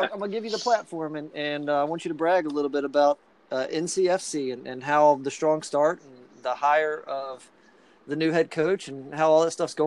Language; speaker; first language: English; native; English